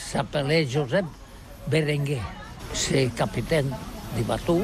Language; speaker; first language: French; non-native, learner; Catalan